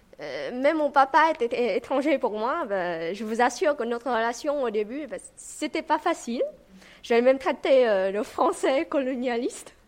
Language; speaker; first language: French; non-native, fluent; Vietnamese